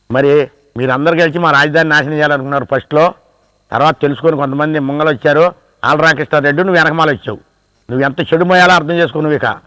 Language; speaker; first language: Telugu; native; Telugu